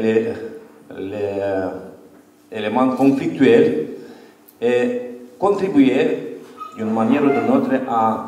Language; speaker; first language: French; non-native, fluent; Romanian